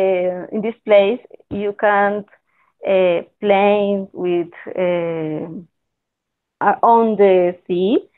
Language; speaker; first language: English; non-native, learner; Spanish